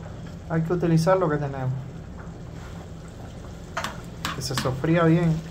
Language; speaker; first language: Spanish; native; Spanish